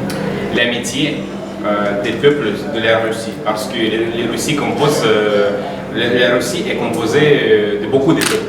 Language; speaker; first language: French; non-native, learner; Russian